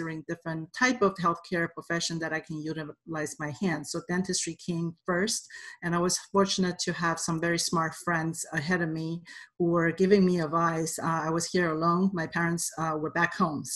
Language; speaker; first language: English; non-native, fluent; Chinese